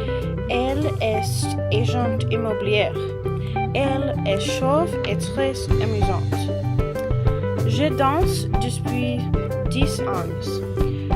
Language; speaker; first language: French; non-native, learner; English